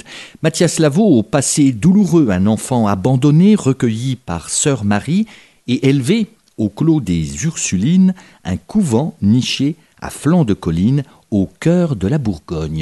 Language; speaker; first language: French; native; French